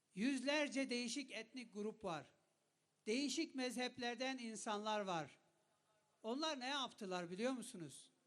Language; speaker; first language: Turkish; non-native, local second language; Kurdish